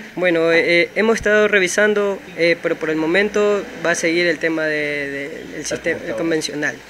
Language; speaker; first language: Spanish; native; Spanish